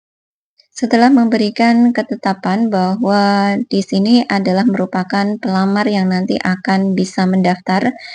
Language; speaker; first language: Indonesian; native; Indonesian